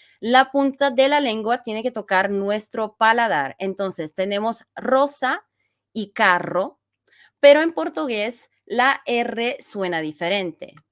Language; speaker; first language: Spanish; non-native, fluent; Bulgarian